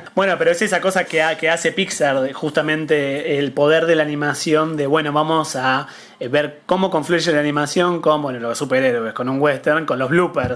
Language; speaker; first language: Spanish; native; Spanish